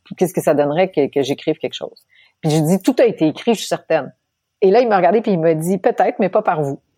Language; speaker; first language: French; native; French